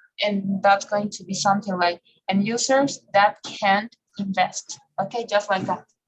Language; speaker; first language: English; non-native, fluent; Spanish